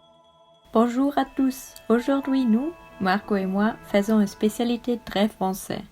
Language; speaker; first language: French; non-native, learner; Swiss German